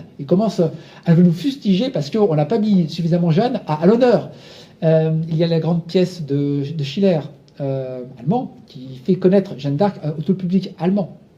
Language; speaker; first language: French; native; French